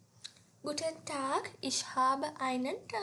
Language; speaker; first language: German; non-native, learner; Sinhala